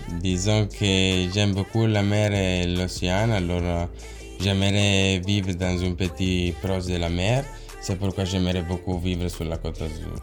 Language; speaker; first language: French; non-native, learner; Italian